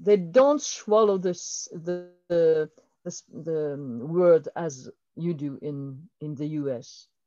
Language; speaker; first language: English; non-native, fluent; French